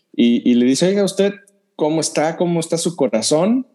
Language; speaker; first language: Spanish; native; Spanish